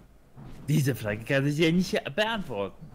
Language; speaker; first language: German; non-native, learner; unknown